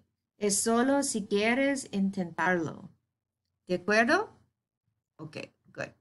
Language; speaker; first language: Spanish; non-native, fluent; English